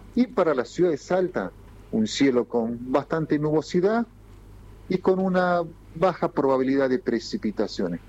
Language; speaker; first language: Spanish; native; Spanish